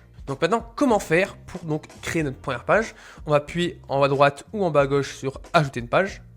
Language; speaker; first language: French; native; French